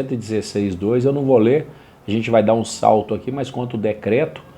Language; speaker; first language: Portuguese; native; Portuguese